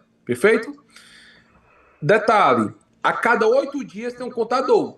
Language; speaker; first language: Portuguese; native; Portuguese